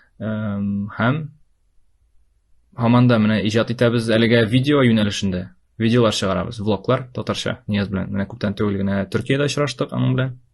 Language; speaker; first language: Tatar; native; Tatar